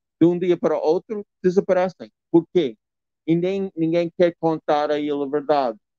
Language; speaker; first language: Portuguese; non-native, fluent; English